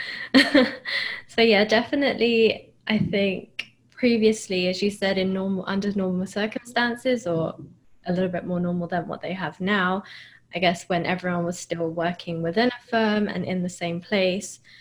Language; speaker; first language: English; native; English